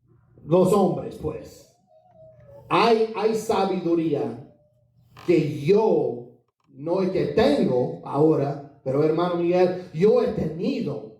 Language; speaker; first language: Spanish; non-native, fluent; English